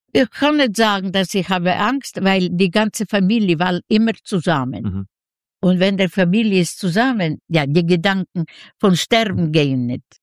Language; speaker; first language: German; non-native, learner; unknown